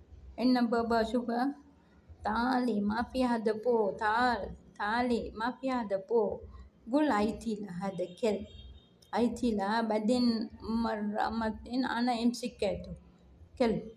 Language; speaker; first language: Arabic; non-native, learner; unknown